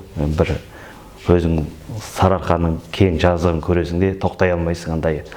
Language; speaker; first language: Kazakh; early bilingual, heritage; Kazakh